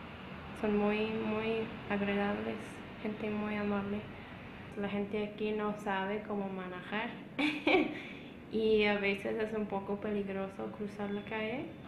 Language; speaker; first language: Spanish; non-native, fluent; English